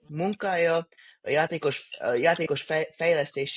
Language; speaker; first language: Hungarian; early bilingual, heritage; English